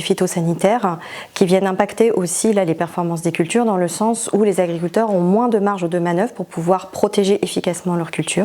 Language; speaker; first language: French; native; French